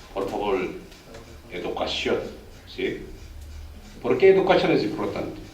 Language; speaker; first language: Spanish; non-native, learner; Korean